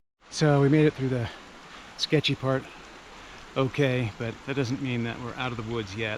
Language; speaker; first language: English; native; English